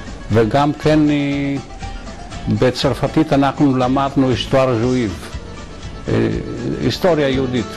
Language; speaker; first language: Hebrew; non-native, fluent; Greek